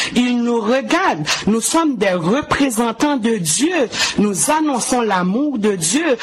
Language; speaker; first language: French; non-native, local second language; Haitian Creole